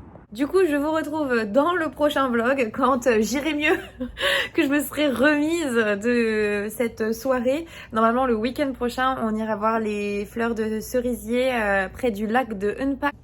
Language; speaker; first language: French; native; French